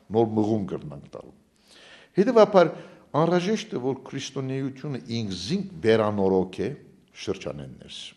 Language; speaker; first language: Armenian; native; Armenian